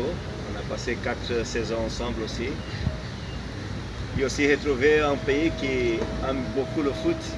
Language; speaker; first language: French; non-native, fluent; Portuguese